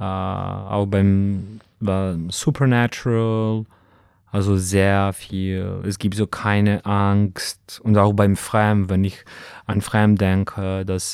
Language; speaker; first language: German; non-native, fluent; Serbian